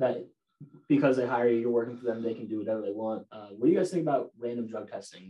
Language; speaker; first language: English; native; English